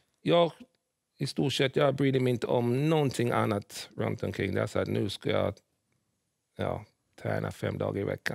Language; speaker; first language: Swedish; early bilingual, other home language; English